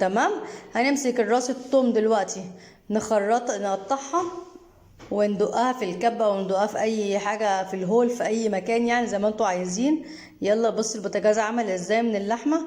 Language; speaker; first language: Arabic; native; Arabic